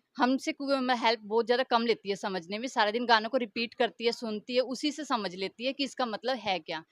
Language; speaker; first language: Hindi; native; Hindi